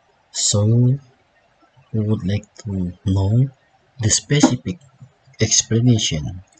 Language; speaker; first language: English; non-native, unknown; Indonesian